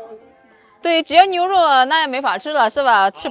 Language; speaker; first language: Chinese; non-native, fluent; Indonesian